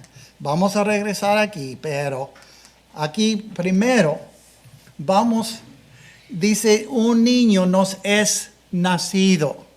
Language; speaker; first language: Spanish; non-native, fluent; English